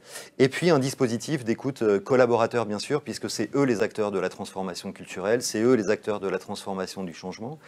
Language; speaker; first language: French; native; French